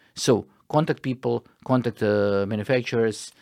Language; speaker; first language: English; non-native, fluent; Croatian